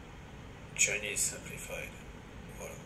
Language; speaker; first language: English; non-native, fluent; French